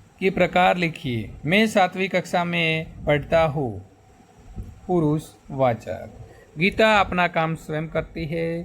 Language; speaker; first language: Hindi; non-native, local second language; Gujarati